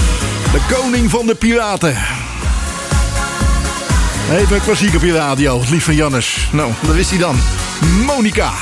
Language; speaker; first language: Dutch; native; Dutch